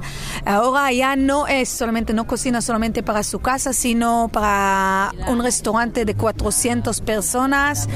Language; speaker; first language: Spanish; non-native, fluent; Hebrew